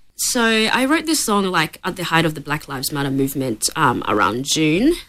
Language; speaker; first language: English; early bilingual, other home language; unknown